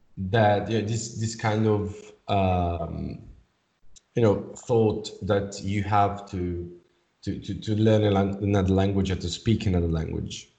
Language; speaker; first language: English; non-native, fluent; Italian